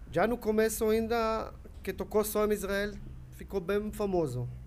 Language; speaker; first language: Portuguese; non-native, learner; Hebrew